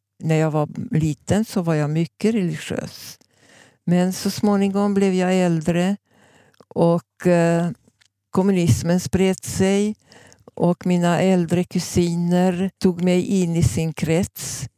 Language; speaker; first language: Swedish; non-native, fluent; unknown